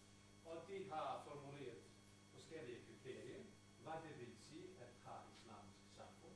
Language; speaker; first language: Danish; non-native, fluent; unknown